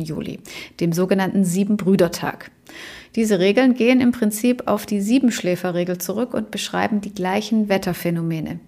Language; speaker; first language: German; native; German